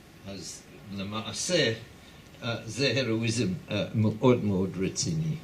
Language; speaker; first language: Hebrew; non-native, fluent; English